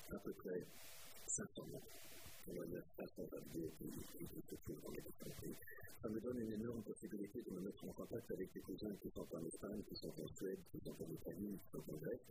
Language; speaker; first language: French; non-native, fluent; German